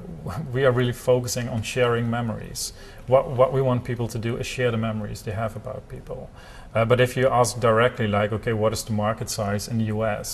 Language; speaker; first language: English; non-native, fluent; Dutch